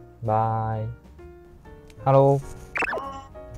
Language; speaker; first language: English; non-native, fluent; Japanese